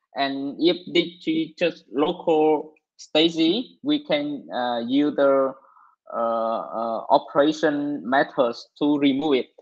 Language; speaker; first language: English; non-native, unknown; Vietnamese